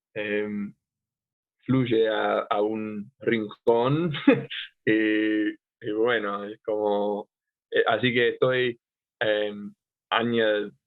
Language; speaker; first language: Spanish; non-native, fluent; English